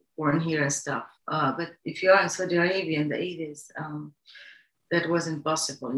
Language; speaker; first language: English; non-native, fluent; Arabic